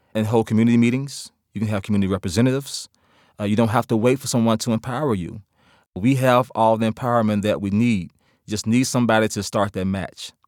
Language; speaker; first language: English; native; English